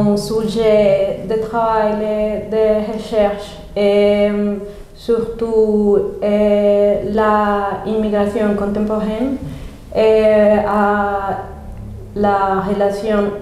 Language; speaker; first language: French; non-native, learner; Spanish